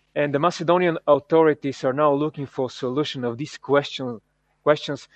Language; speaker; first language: English; non-native, fluent; Bulgarian